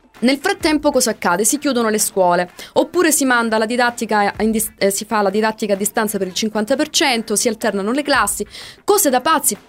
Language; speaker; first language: Italian; native; Italian